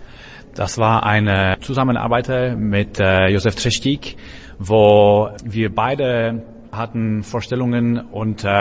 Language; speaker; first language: German; non-native, learner; Czech